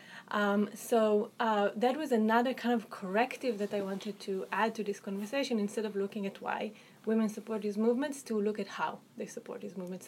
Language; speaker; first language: English; non-native, fluent; Hebrew